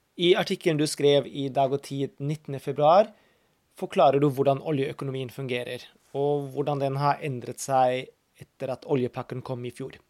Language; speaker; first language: Norwegian; non-native, fluent; German